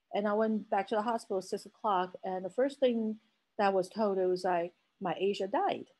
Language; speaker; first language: English; non-native, fluent; Chinese